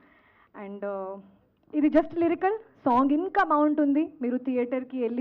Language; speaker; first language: Telugu; non-native, fluent; Hindi